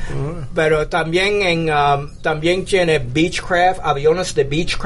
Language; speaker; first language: Spanish; early bilingual, heritage; English